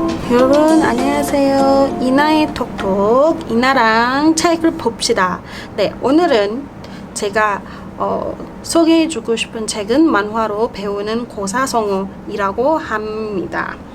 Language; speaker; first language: Korean; non-native, fluent; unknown